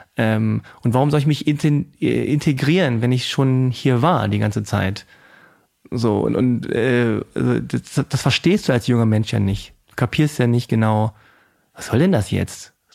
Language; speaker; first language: German; native; German